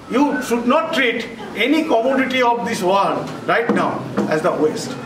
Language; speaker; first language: English; non-native, local second language; Bangla